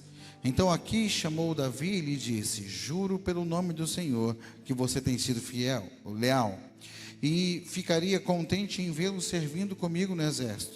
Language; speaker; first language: Portuguese; native; Portuguese